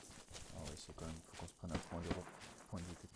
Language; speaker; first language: French; native; French